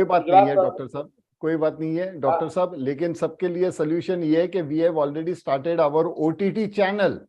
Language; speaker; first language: Hindi; native; Hindi